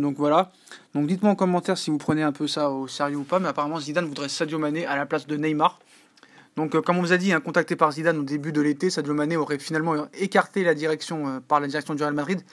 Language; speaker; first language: French; native; French